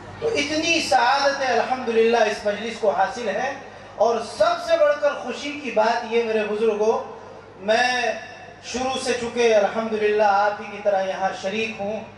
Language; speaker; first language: Urdu; native; Urdu